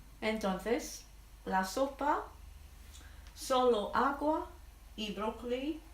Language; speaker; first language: Spanish; non-native, learner; English